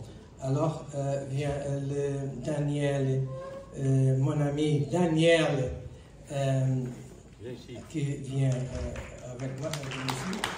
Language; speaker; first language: French; non-native, learner; Portuguese